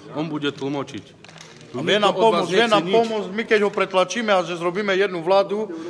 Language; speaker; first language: Slovak; non-native, local second language; Romany